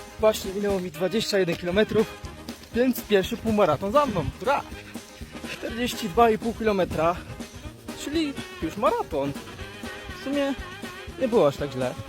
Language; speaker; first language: Polish; native; Polish